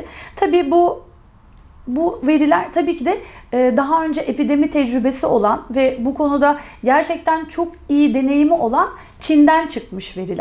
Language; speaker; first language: Turkish; native; Turkish